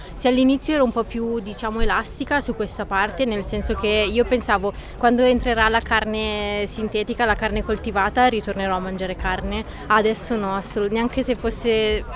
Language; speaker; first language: Italian; native; Italian